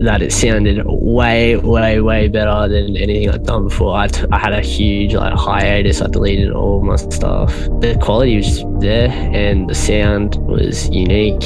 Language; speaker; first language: English; native; English